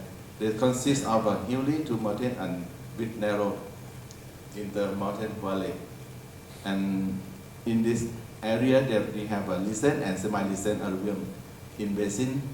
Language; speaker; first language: English; non-native, learner; Thai